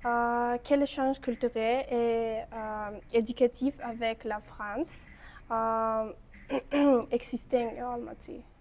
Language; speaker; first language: French; non-native, learner; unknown